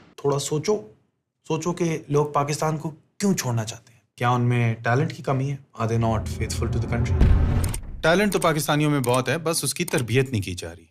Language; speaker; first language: Urdu; native; Urdu